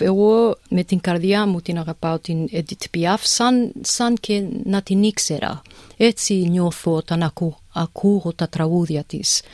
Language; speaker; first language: Greek; early bilingual, heritage; English